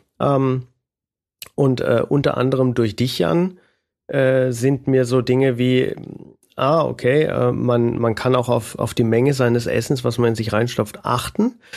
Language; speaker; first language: German; native; German